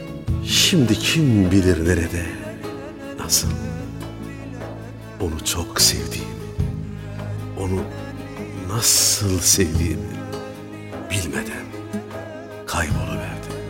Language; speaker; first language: Turkish; native; Turkish